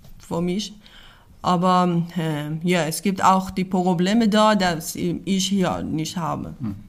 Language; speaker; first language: German; non-native, learner; Persian